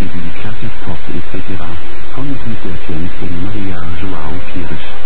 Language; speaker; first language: German; native; German